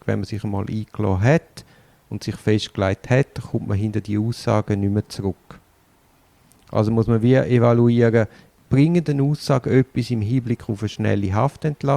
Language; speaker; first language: German; native; German